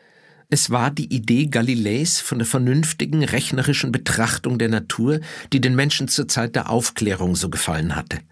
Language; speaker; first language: German; native; German